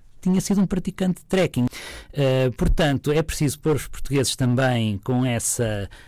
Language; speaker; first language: Portuguese; native; Portuguese